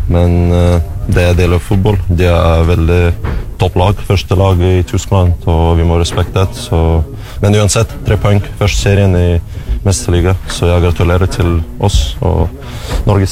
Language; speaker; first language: Norwegian; non-native, learner; Russian